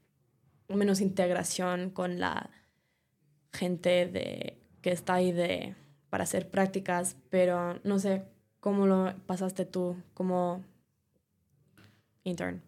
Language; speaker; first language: Spanish; non-native, fluent; English